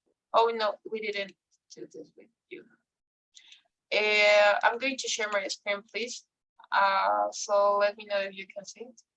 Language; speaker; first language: English; non-native, fluent; Spanish